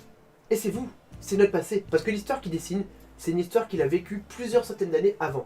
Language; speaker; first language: French; native; French